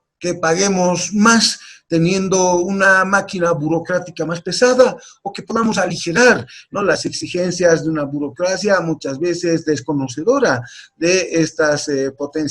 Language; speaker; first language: Spanish; native; Spanish